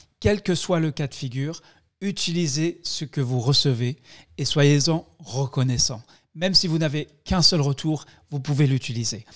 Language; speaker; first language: French; native; French